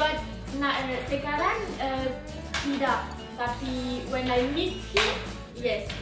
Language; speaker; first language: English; non-native, learner; French